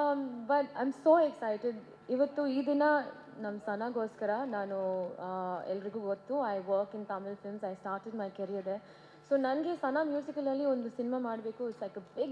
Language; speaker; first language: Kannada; non-native, learner; Tamil